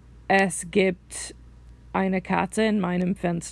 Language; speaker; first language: German; non-native, fluent; English